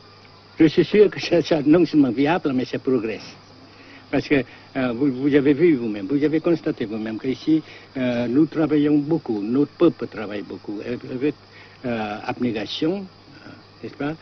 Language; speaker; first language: French; non-native, fluent; Vietnamese